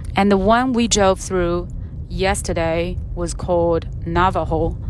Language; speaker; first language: English; non-native, fluent; Chinese